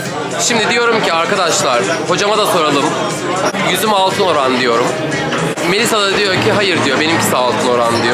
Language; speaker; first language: Turkish; native; Turkish